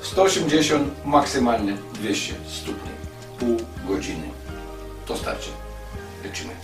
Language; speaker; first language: Polish; non-native, fluent; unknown